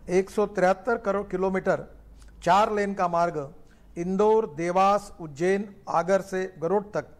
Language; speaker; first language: Hindi; non-native, local second language; Marathi